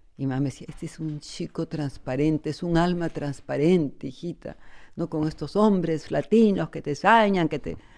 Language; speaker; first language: Spanish; native; Spanish